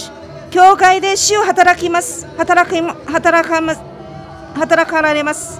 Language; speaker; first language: Japanese; non-native, fluent; Chinese